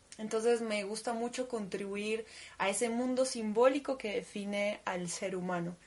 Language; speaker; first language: Spanish; early bilingual, other home language; Russian